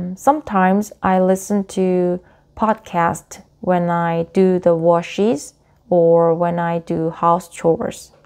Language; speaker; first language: English; non-native, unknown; Korean